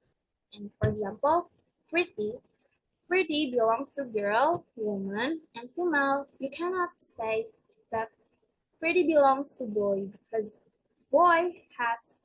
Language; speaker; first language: English; non-native, learner; Indonesian